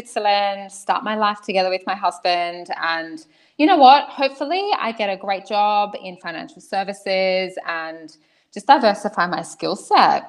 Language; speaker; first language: English; native; English